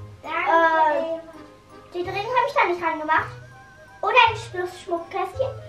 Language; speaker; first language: German; native; German